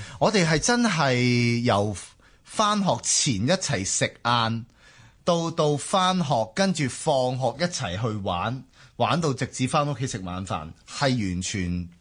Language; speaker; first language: Cantonese; native; Cantonese